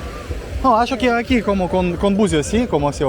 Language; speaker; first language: Portuguese; non-native, learner; Russian